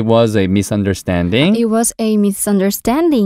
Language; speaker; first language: English; non-native, fluent; Korean